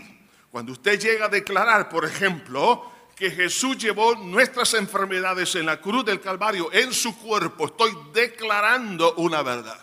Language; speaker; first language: Spanish; native; Spanish